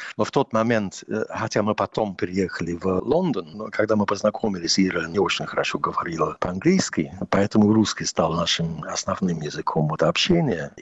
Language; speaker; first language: Russian; non-native, fluent; English